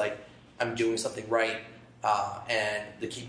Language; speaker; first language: English; native; English